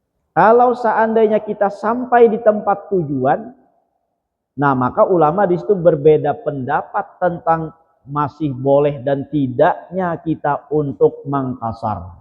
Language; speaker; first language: Indonesian; non-native, local second language; Banjar